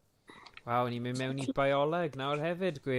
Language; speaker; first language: Welsh; native; Welsh